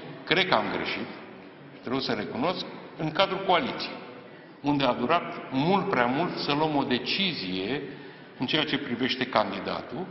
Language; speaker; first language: Romanian; native; Romanian